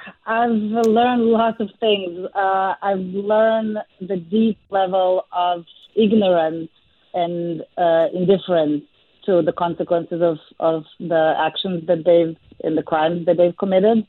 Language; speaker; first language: English; non-native, fluent; Serbian